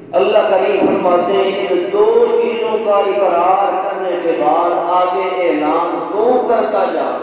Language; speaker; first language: Urdu; non-native, local second language; Saraiki